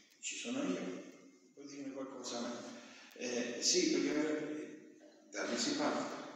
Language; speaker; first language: Italian; non-native, fluent; Spanish